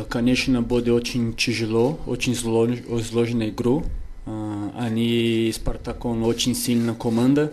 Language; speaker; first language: Russian; non-native, learner; Portuguese